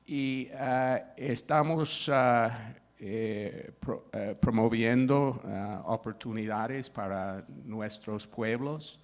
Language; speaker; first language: Spanish; non-native, fluent; English